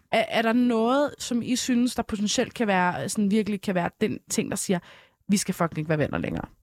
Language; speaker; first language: Danish; early bilingual, other home language; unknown